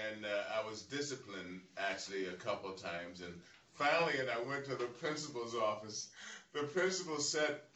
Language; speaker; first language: English; native; English